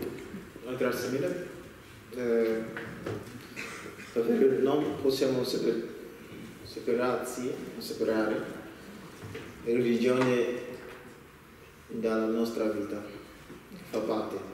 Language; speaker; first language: Italian; non-native, learner; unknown